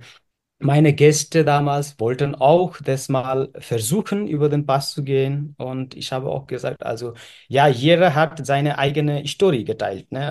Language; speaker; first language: German; non-native, fluent; Nepali